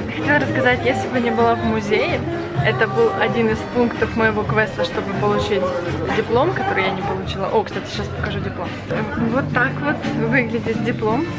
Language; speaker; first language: Russian; native; Russian